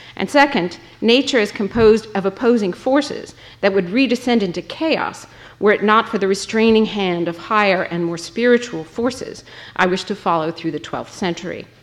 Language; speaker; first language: English; native; English